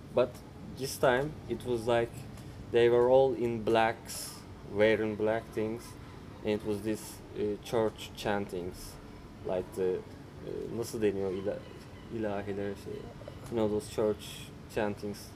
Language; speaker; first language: English; non-native, fluent; Turkish